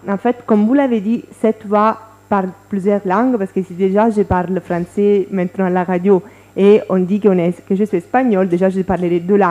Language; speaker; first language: French; non-native, fluent; Italian